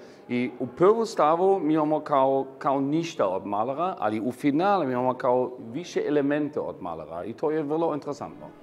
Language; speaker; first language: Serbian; non-native, learner; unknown